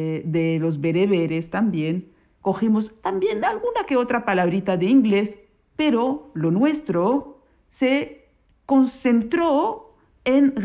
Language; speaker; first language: Spanish; early bilingual, heritage; Spanish